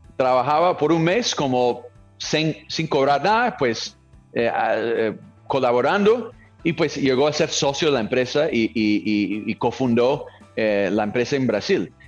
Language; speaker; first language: Spanish; non-native, fluent; English